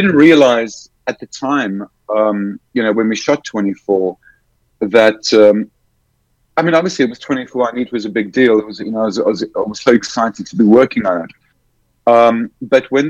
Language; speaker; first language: English; native; English